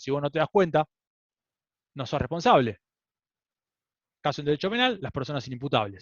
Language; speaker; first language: Spanish; native; Spanish